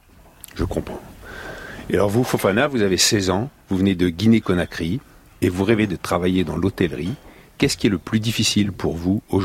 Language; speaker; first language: French; native; French